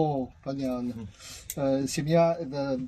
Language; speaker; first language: Russian; non-native, learner; Chinese